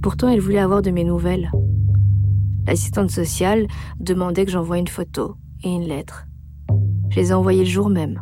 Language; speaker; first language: French; native; French